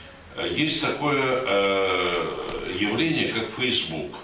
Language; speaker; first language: Russian; native; Russian